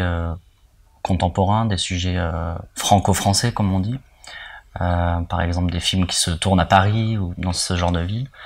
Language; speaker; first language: French; early bilingual, heritage; French